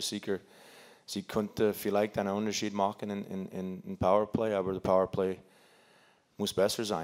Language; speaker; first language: German; non-native, learner; English